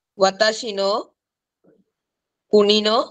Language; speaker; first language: Japanese; non-native, learner; Sinhala